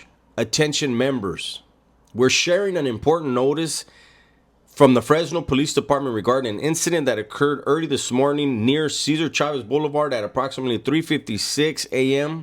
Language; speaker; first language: English; native; English